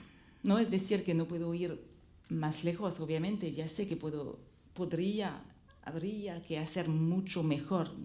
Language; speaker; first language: Spanish; non-native, learner; French